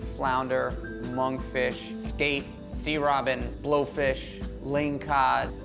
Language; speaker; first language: English; native; English